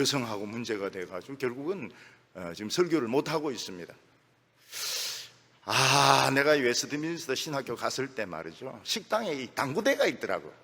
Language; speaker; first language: Korean; native; Korean